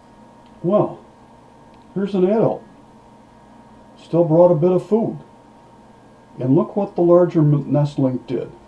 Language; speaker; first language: English; native; English